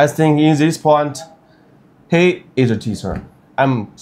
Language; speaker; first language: English; non-native, learner; Chinese